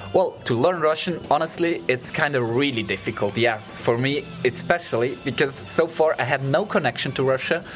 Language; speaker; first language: English; non-native, fluent; German